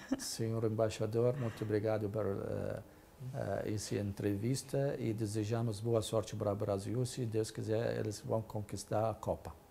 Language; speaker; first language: Portuguese; non-native, fluent; Arabic